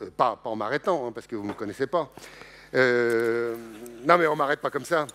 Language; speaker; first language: French; native; French